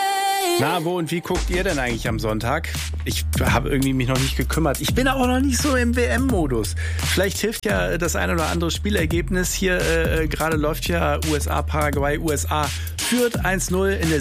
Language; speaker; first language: German; native; German